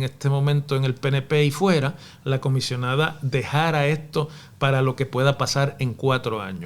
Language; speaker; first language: Spanish; native; Spanish